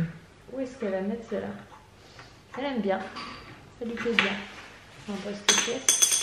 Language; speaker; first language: French; native; French